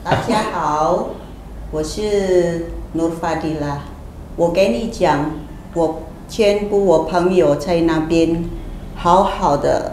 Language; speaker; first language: Chinese; non-native, learner; Indonesian